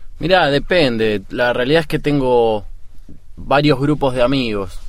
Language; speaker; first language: Spanish; native; Spanish